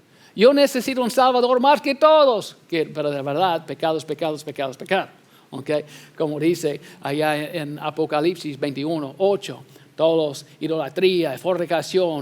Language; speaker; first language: Spanish; non-native, fluent; English